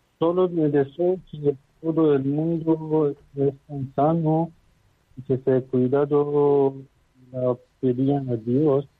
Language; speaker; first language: Spanish; non-native, learner; Persian